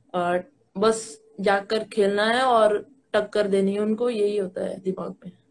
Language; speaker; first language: Hindi; native; Hindi